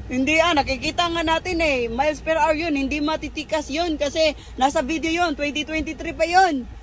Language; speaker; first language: Filipino; non-native, local second language; Cebuano